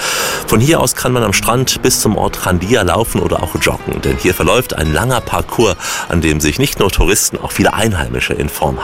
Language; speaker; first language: German; native; German